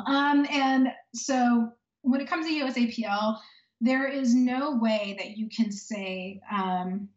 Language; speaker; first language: English; native; English